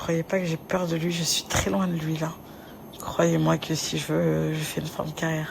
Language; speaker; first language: French; native; French